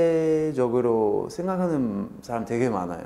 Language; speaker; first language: Korean; non-native, fluent; French